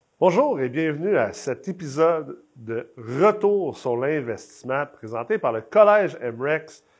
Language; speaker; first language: French; native; French